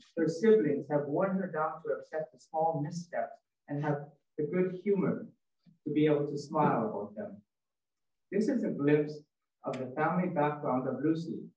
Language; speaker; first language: English; native; English